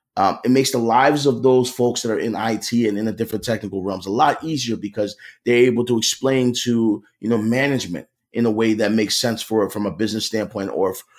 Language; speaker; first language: English; native; English